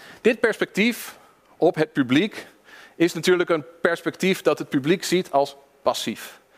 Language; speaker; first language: Dutch; early bilingual, other home language; English